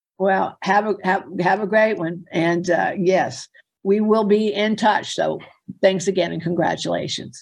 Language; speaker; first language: English; native; English